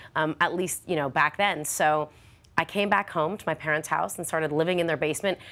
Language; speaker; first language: English; native; English